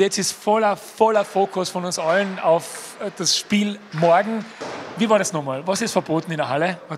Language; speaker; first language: German; native; German